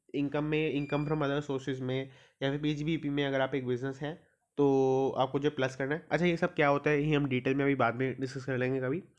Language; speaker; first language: Hindi; native; Hindi